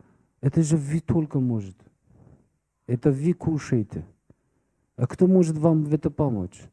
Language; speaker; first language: Russian; non-native, fluent; Persian